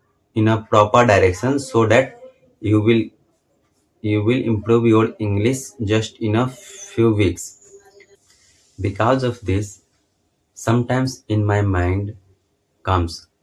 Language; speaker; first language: English; non-native, learner; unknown